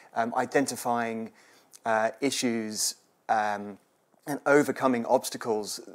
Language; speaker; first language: English; native; English